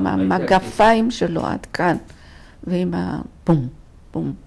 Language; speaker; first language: Hebrew; non-native, fluent; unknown